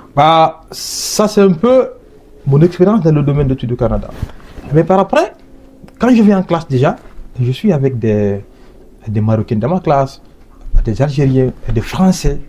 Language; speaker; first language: French; non-native, local second language; Fula